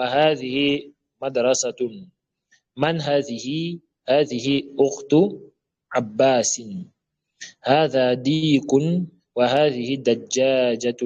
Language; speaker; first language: Arabic; non-native, fluent; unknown